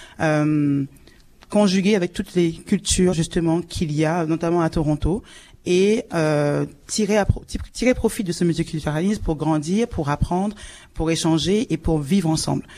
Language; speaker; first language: French; native; French